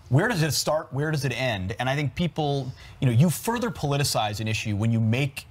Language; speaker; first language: English; native; English